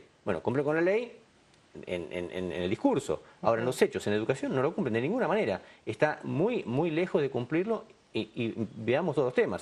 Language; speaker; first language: Spanish; native; Spanish